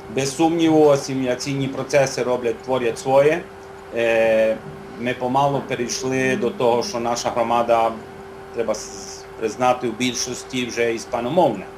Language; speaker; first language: Ukrainian; early bilingual, heritage; Ukrainian